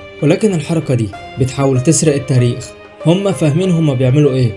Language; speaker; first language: Arabic; native; Arabic